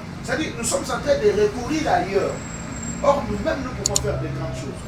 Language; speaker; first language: French; non-native, local second language; Lingala